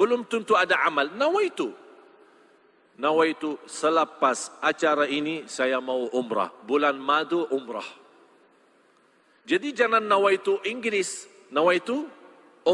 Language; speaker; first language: Indonesian; non-native, fluent; Arabic